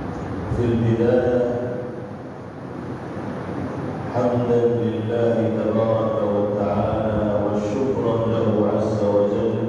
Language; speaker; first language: Arabic; non-native, fluent; Urdu